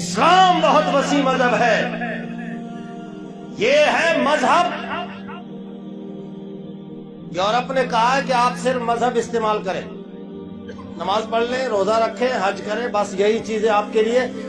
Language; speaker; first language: Urdu; native; Urdu